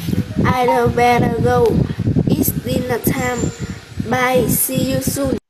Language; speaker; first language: English; non-native, learner; Vietnamese